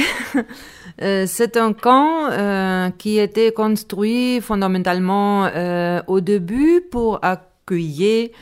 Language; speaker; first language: French; non-native, learner; Spanish